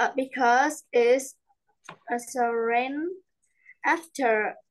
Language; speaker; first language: English; non-native, learner; Vietnamese